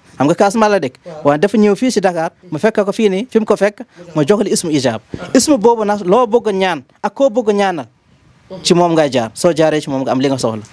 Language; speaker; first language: Wolof; non-native, local second language; Fula